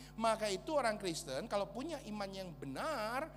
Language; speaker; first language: Indonesian; native; Indonesian